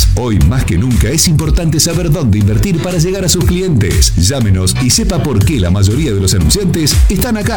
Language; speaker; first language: Spanish; native; Spanish